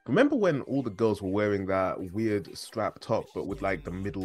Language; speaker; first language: English; native; English